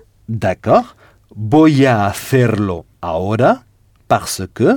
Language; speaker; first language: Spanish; non-native, fluent; French